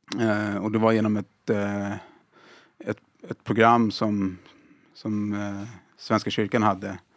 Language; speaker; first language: Swedish; early bilingual, other home language; Arabic